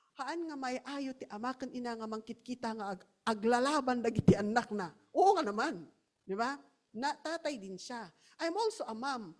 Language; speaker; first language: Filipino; non-native, local second language; Iloko